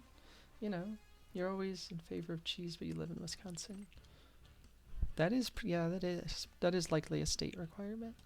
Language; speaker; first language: English; native; English